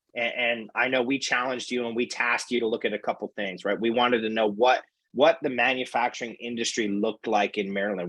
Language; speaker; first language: English; native; English